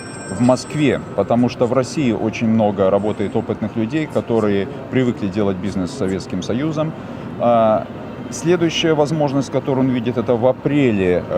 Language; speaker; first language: Russian; native; Russian